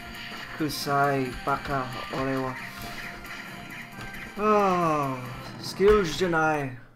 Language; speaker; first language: Japanese; non-native, learner; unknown